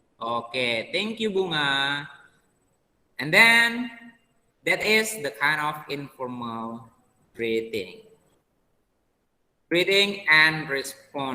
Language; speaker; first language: English; non-native, learner; Indonesian